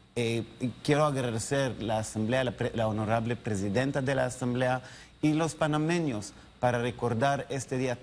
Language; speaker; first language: Spanish; non-native, learner; Hebrew